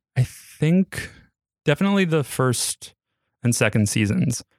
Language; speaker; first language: English; native; English